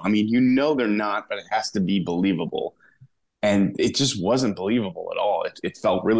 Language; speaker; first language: English; native; English